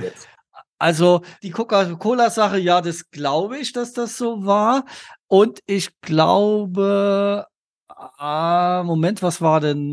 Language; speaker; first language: German; native; German